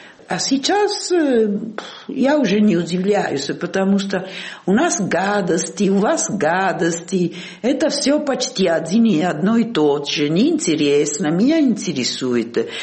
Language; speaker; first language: Russian; non-native, fluent; Italian